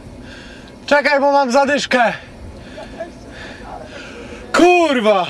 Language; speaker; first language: Polish; native; Polish